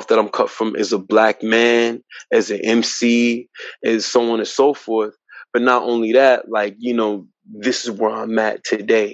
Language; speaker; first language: English; native; English